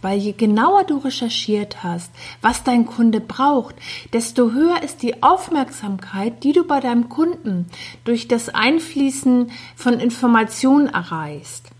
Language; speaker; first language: German; native; German